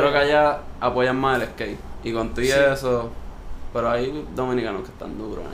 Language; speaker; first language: Spanish; native; Spanish